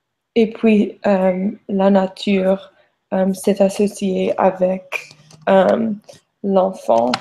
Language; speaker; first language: French; non-native, learner; English